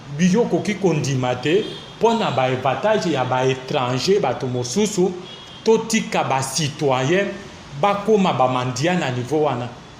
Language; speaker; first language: Lingala; native; Lingala